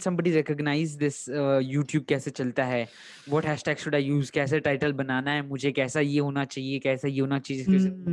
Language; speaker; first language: English; non-native, local second language; Hindi